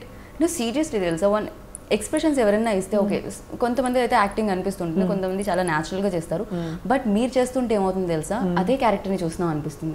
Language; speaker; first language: Telugu; native; Telugu